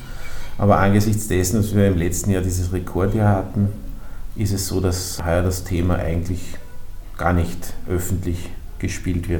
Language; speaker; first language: German; native; German